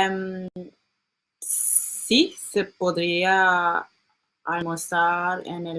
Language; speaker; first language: Spanish; non-native, learner; English